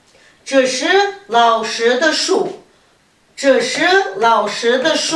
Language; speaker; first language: Chinese; non-native, fluent; Kazakh